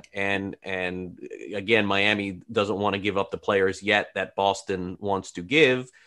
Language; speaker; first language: English; native; English